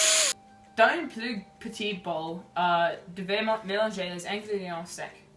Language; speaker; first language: French; non-native, learner; English